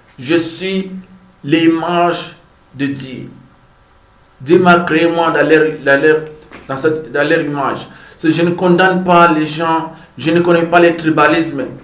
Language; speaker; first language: French; non-native, fluent; Lingala